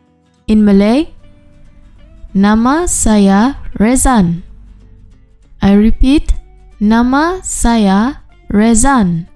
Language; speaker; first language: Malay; non-native, fluent; Urdu